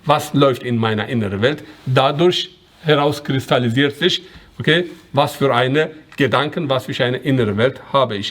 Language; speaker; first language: German; non-native, learner; Persian